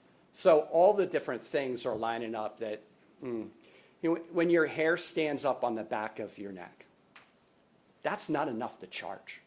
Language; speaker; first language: English; native; English